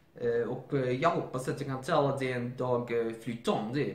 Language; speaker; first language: Swedish; non-native, learner; Persian